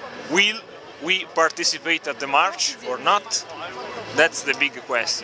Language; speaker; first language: English; non-native, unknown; Italian